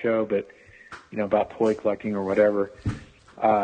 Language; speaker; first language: English; native; English